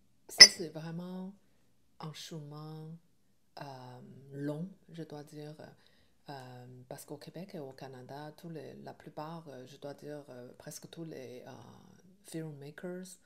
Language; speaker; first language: French; non-native, learner; Chinese